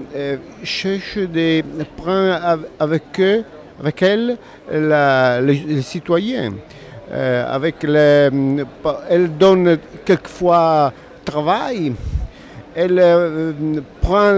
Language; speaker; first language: French; non-native, learner; Italian